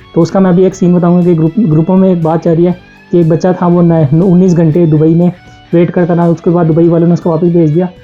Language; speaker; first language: Urdu; non-native, local second language; Punjabi